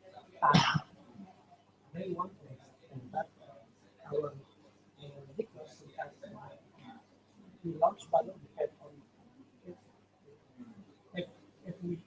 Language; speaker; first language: English; non-native, learner; Indonesian